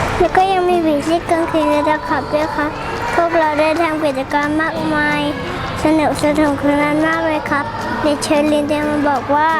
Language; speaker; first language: Thai; native; Thai